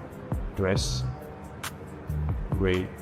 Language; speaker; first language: English; non-native, learner; Indonesian